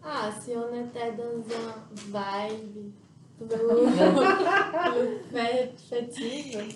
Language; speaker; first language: French; non-native, fluent; Portuguese